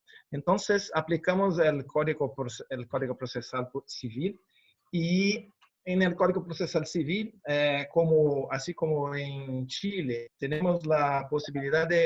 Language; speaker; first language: Spanish; non-native, fluent; Portuguese